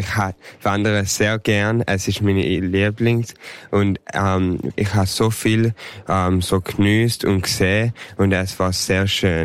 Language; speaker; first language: German; early bilingual, heritage; German